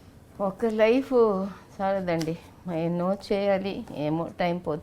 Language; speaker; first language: Telugu; non-native, local second language; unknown